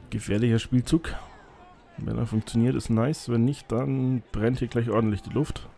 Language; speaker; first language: German; native; German